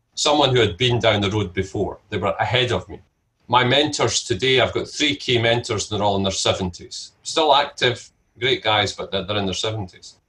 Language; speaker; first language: English; native; English